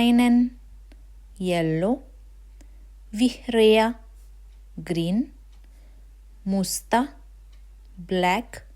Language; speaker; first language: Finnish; non-native, fluent; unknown